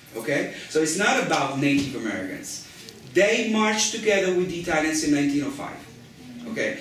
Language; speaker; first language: English; non-native, fluent; Italian